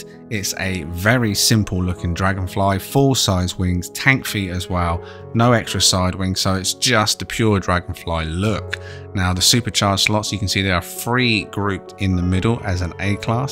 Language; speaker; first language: English; native; English